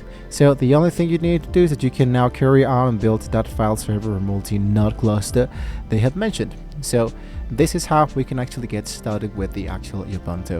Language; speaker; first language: English; non-native, fluent; Spanish